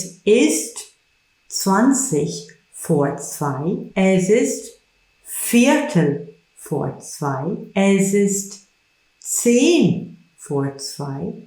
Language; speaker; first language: German; non-native, fluent; English